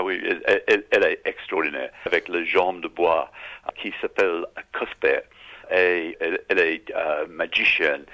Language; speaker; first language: French; non-native, learner; English